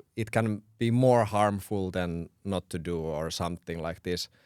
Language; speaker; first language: English; non-native, fluent; Finnish